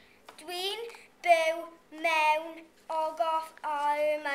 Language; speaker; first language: Welsh; non-native, local second language; English